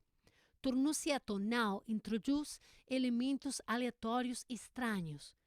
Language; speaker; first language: Portuguese; non-native, learner; Spanish